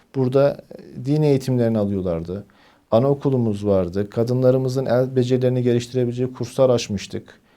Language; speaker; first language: Turkish; native; Turkish